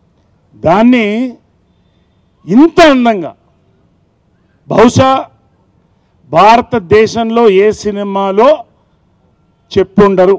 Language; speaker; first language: Telugu; native; Telugu